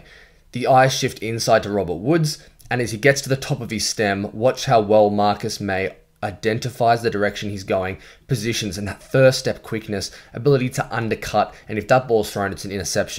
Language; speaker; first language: English; native; English